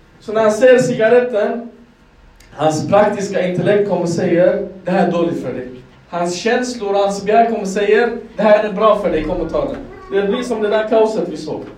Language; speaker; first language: Swedish; non-native, fluent; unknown